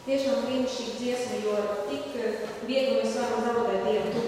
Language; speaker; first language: Latvian; non-native, local second language; Russian